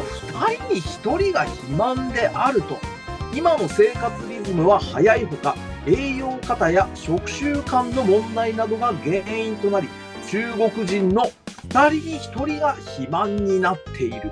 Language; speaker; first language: Japanese; native; Japanese